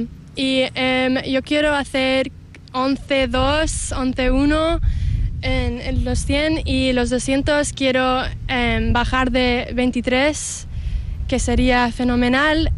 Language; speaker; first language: Spanish; early bilingual, heritage; Spanish